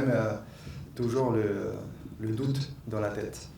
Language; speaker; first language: French; non-native, fluent; Spanish